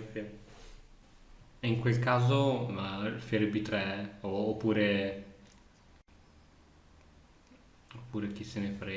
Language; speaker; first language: Italian; native; Italian